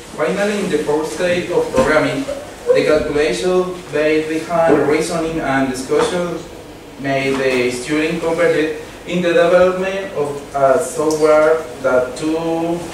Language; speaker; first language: English; non-native, learner; Spanish